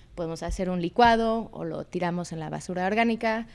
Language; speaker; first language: Spanish; native; Spanish